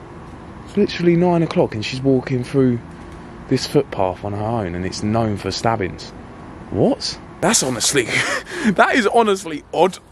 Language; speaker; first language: English; native; English